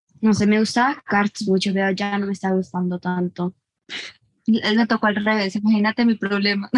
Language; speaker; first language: Spanish; early bilingual, heritage; Spanish